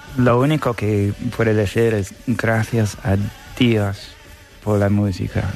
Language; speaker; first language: Spanish; non-native, fluent; English